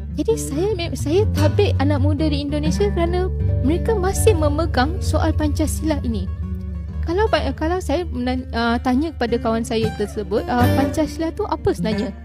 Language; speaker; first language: Malay; native; Malay